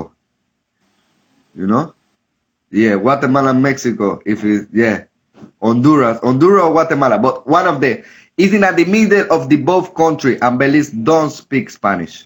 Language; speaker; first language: English; non-native, local second language; Spanish